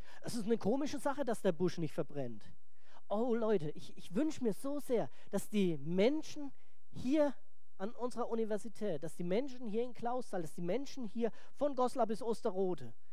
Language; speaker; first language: German; native; German